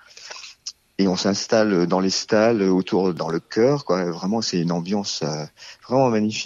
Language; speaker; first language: French; native; French